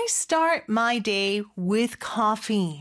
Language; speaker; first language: English; non-native, fluent; Korean